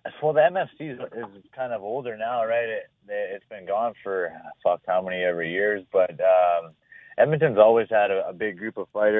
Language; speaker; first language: English; native; English